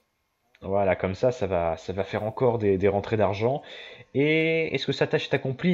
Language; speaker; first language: French; native; French